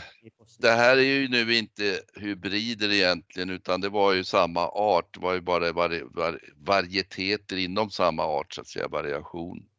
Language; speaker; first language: Swedish; native; Swedish